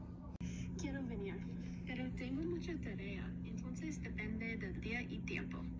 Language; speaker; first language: Spanish; non-native, learner; English